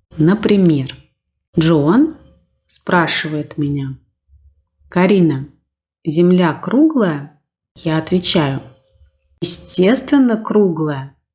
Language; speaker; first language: Russian; native; Russian